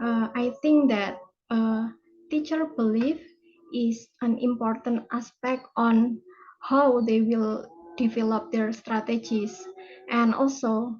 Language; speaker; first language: English; non-native, fluent; Indonesian